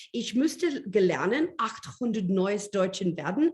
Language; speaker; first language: German; non-native, learner; English